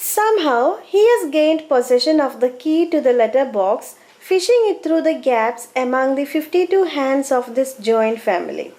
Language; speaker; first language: English; non-native, local second language; Malayalam